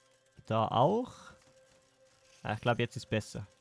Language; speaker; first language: German; native; German